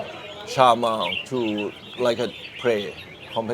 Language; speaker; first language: English; non-native, learner; Thai